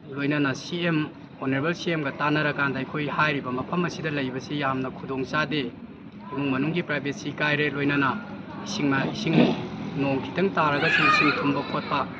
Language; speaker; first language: Manipuri; native; Manipuri